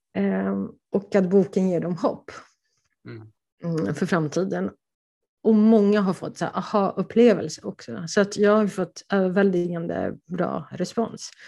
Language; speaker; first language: Swedish; early bilingual, other home language; Polish